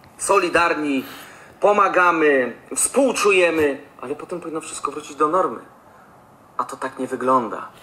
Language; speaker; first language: Polish; native; Polish